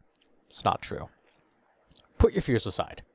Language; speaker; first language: English; native; English